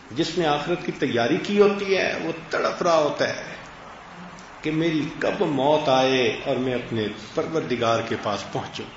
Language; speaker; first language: Urdu; native; Urdu